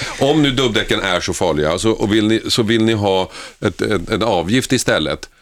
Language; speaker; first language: Swedish; native; Swedish